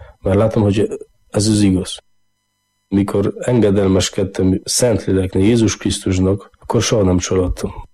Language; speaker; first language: Hungarian; non-native, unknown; Polish